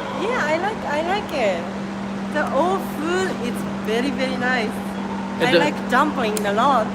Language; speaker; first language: English; non-native, learner; Japanese